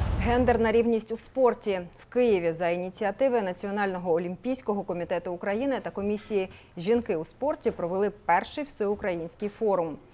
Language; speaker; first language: Ukrainian; native; Ukrainian